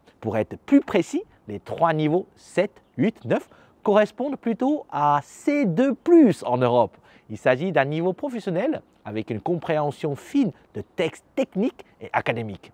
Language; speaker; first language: French; native; French